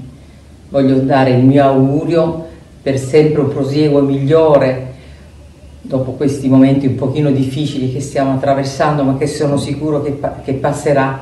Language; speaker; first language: Italian; non-native, fluent; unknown